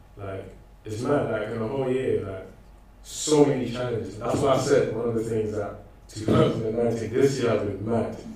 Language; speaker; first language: English; non-native, local second language; Akan